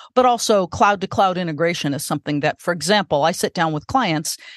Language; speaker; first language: English; native; English